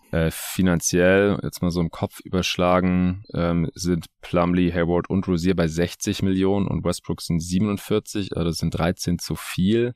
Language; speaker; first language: German; native; German